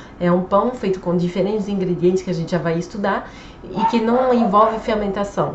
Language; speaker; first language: Portuguese; non-native, fluent; French